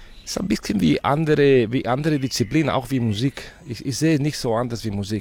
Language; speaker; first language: German; non-native, fluent; Catalan